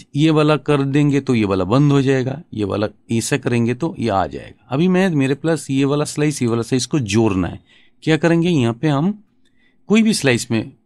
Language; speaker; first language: Hindi; non-native, local second language; Bangla